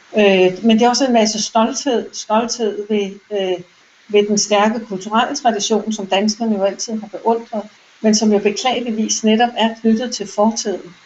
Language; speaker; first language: Danish; native; Danish